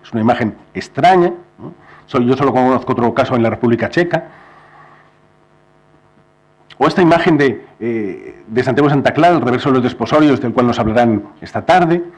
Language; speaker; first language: Spanish; native; Spanish